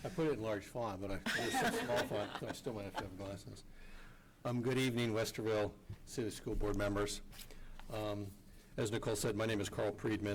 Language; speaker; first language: English; native; English